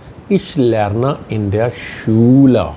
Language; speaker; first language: German; non-native, fluent; Hindi